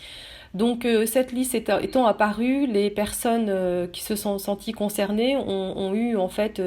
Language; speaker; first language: French; native; French